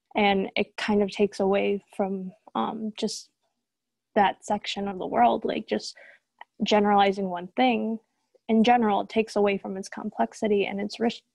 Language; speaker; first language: English; native; English